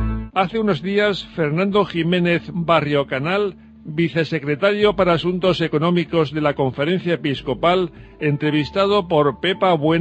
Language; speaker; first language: Spanish; native; Spanish